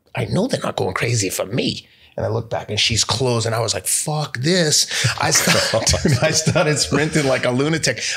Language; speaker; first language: English; native; English